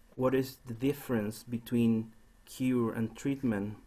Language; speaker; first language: English; non-native, fluent; Spanish